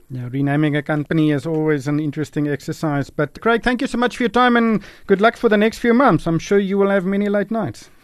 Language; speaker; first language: English; non-native, local second language; Afrikaans